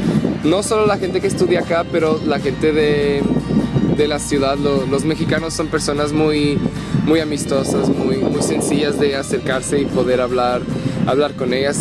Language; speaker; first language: Spanish; non-native, fluent; Portuguese